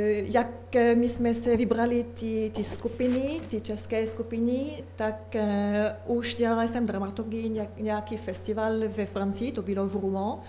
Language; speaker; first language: Czech; non-native, learner; French